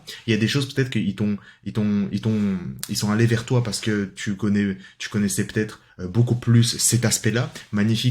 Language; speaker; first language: French; native; French